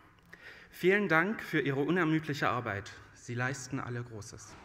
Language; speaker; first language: German; native; German